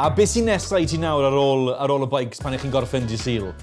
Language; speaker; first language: Welsh; native; Welsh